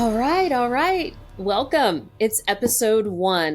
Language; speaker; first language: English; native; English